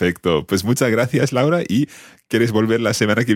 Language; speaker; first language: Spanish; non-native, fluent; English